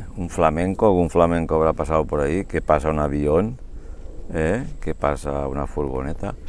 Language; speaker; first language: Spanish; non-native, local second language; Catalan